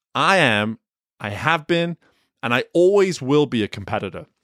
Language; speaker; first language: English; native; English